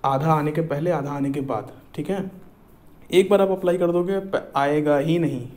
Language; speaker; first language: Hindi; native; Hindi